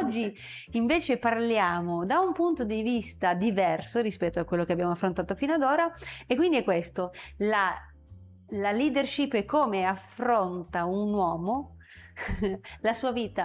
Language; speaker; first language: Italian; native; Italian